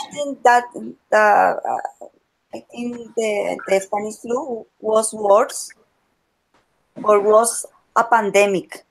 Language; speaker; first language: English; non-native, learner; Spanish